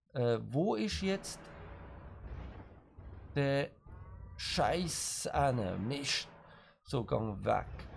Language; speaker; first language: German; native; German